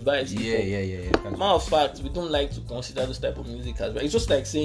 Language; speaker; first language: English; non-native, local second language; Yoruba